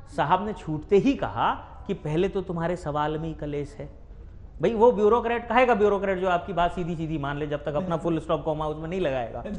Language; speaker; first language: Hindi; native; Hindi